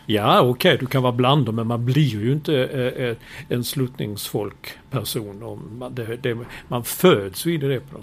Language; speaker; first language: Swedish; native; Swedish